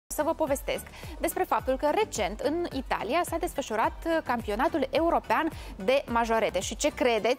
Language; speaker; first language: Romanian; native; Romanian